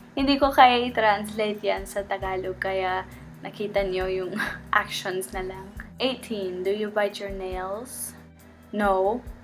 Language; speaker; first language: Filipino; early bilingual, heritage; Filipino